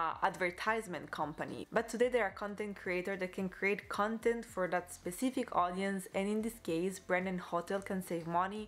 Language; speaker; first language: English; non-native, fluent; Italian